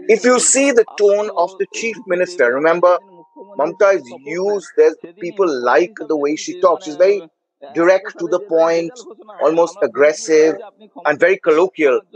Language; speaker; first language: English; non-native, local second language; Bangla